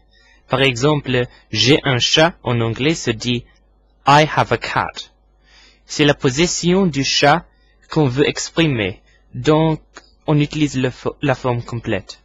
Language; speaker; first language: French; non-native, fluent; English